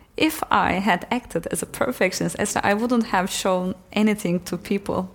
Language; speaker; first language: English; non-native, fluent; Turkish